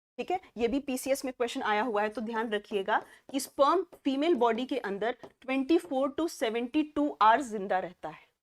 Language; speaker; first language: Hindi; native; Hindi